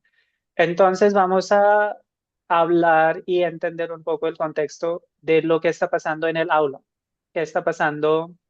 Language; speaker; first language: Spanish; non-native, fluent; Hindi